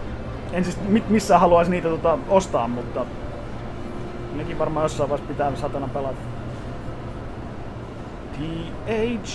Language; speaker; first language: Finnish; native; Finnish